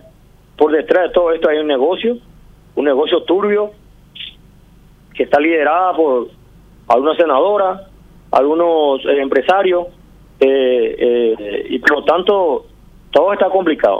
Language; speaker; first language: Spanish; native; Spanish